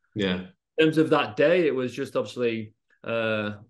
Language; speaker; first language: English; native; English